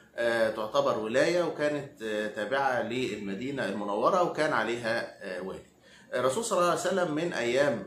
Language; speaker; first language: Arabic; native; Arabic